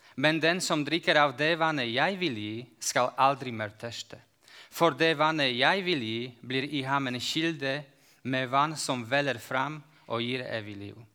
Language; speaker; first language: Norwegian; non-native, fluent; Slovak